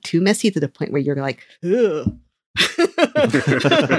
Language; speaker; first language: English; native; English